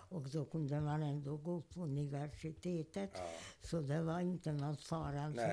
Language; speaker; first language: Swedish; non-native, fluent; Hungarian